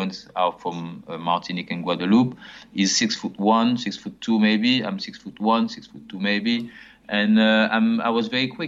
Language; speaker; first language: English; non-native, fluent; French